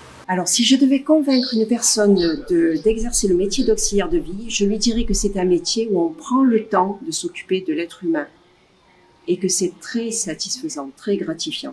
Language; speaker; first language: French; native; French